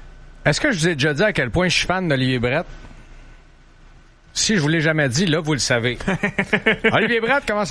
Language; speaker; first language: French; native; French